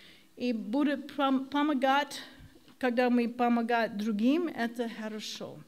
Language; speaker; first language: Russian; non-native, learner; English